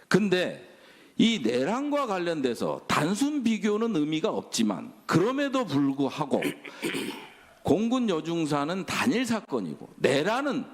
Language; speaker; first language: Korean; native; Korean